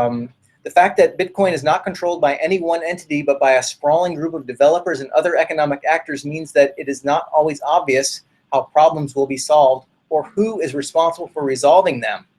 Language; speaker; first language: English; native; English